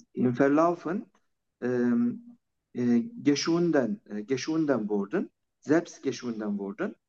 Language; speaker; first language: German; non-native, learner; Turkish